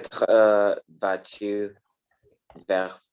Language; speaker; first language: French; non-native, learner; Spanish